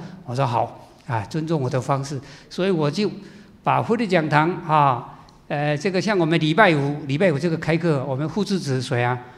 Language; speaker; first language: Chinese; native; Chinese